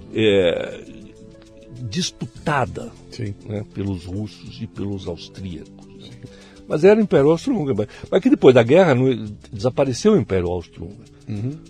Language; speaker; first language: Portuguese; native; Portuguese